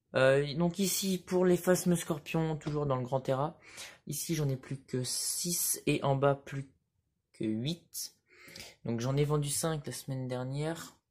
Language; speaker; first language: French; native; French